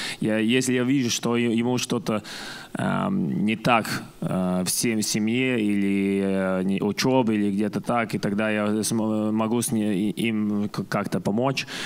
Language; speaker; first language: Russian; non-native, local second language; Latvian